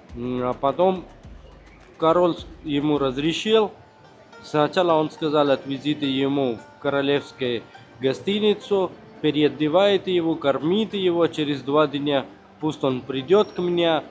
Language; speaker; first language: Russian; non-native, fluent; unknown